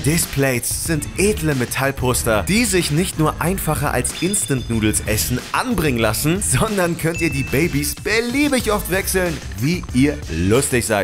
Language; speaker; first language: German; native; German